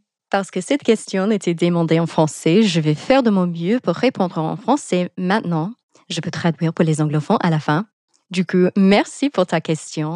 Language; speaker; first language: French; non-native, fluent; English